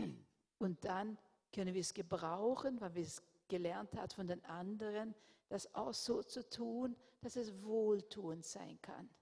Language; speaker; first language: German; non-native, fluent; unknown